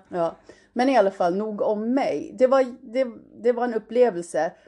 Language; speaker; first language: Swedish; early bilingual, heritage; Swedish